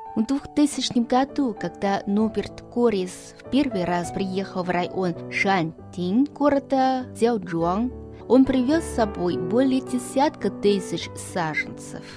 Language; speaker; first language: Russian; non-native, fluent; Chinese